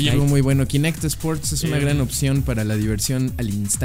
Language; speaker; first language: Spanish; native; Spanish